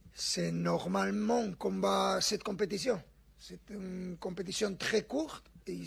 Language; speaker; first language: French; non-native, fluent; Spanish